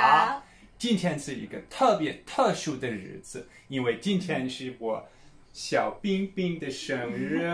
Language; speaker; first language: Chinese; non-native, fluent; Danish